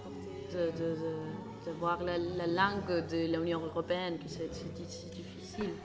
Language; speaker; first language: French; non-native, learner; Spanish